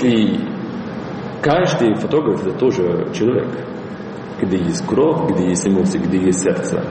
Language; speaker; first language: Russian; non-native, fluent; English